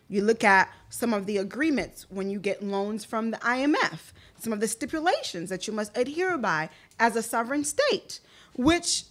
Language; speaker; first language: English; early bilingual, other home language; Haitian Creole